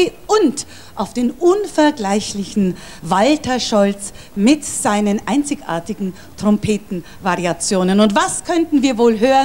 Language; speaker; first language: German; native; German